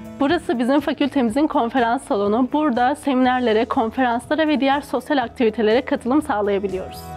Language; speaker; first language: Turkish; native; Turkish